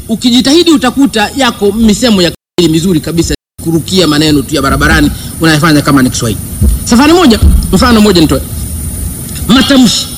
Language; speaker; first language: Swahili; native; Swahili